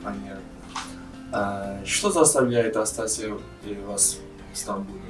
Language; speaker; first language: Russian; non-native, learner; Turkish